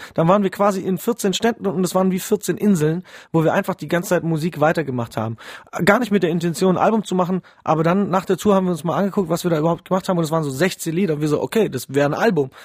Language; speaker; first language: German; early bilingual, other home language; Polish